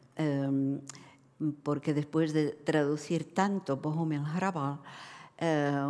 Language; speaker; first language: Spanish; non-native, fluent; Czech